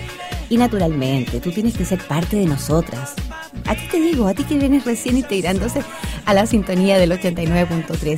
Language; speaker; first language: Spanish; native; Spanish